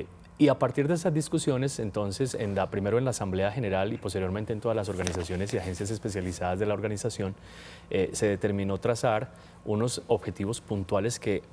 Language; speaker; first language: Spanish; native; Spanish